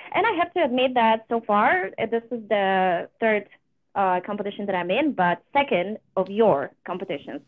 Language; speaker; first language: English; non-native, fluent; Polish